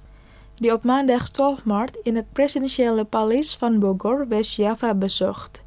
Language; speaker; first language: Dutch; non-native, fluent; Indonesian